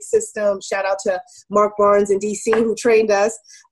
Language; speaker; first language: English; native; English